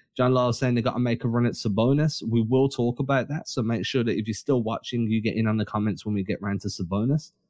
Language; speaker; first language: English; native; English